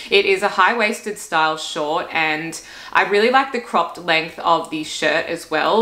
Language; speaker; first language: English; native; English